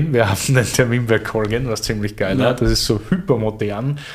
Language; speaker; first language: German; native; German